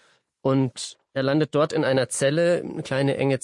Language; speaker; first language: German; native; German